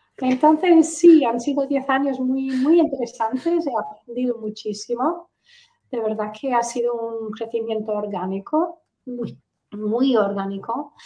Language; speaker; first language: Spanish; non-native, fluent; English